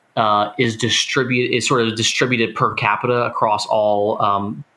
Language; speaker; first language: English; native; English